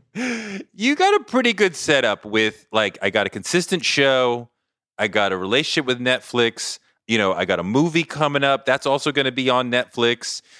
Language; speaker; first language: English; native; English